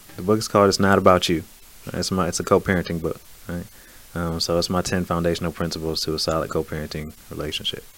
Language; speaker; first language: English; native; English